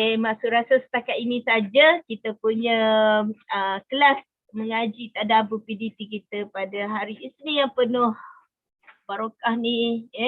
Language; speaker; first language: Malay; native; Malay